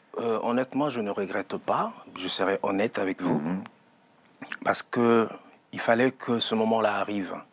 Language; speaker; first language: French; non-native, local second language; Lingala